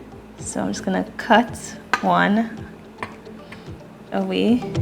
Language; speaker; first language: English; native; English